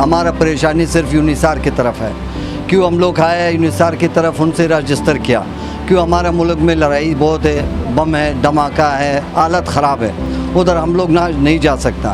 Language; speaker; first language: Hindi; non-native, learner; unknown